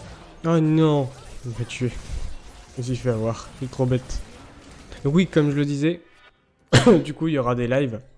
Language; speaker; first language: French; native; French